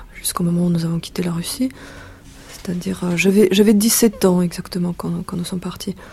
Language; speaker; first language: French; non-native, fluent; Russian